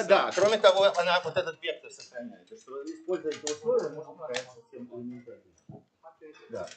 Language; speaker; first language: Russian; native; Russian